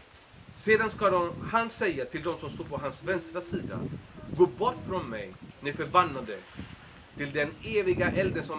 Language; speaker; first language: Swedish; non-native, fluent; Spanish